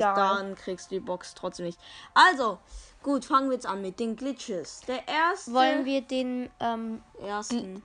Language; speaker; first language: German; native; German